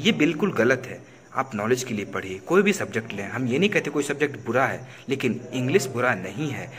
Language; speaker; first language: Hindi; native; Hindi